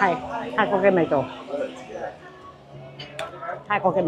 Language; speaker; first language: Cantonese; native; Cantonese